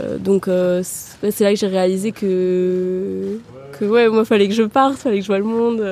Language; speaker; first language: French; early bilingual, heritage; German